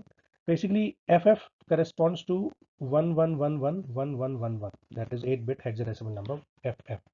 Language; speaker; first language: English; non-native, local second language; Hindi